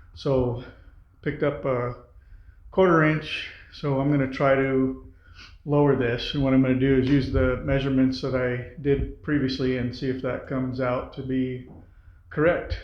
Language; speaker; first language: English; native; English